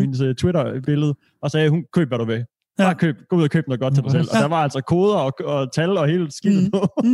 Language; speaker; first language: Danish; native; Danish